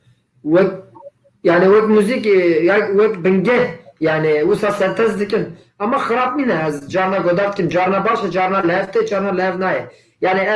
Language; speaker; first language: Kurdish; non-native, local second language; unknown